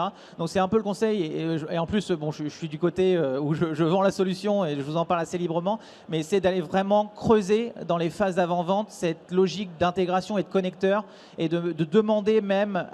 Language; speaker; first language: French; native; French